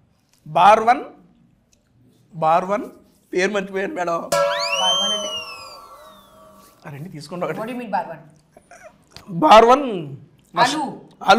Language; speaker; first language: Telugu; native; Telugu